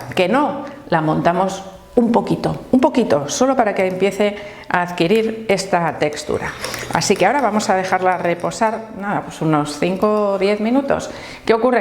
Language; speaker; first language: Spanish; native; Spanish